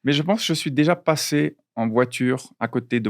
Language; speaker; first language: French; non-native, fluent; Portuguese